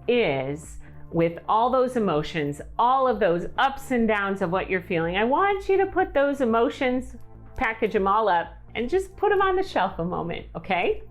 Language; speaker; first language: English; native; English